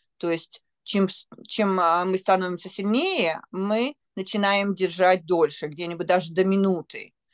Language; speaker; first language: Russian; native; Russian